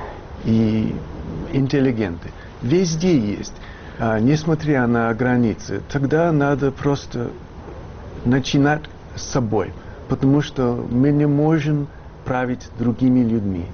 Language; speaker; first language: Russian; non-native, fluent; English